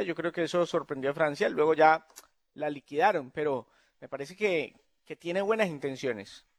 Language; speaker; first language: Spanish; native; Spanish